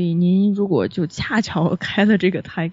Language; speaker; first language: Chinese; native; Chinese